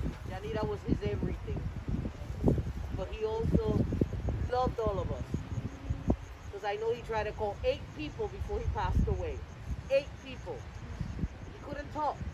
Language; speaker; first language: English; early bilingual, other home language; Spanish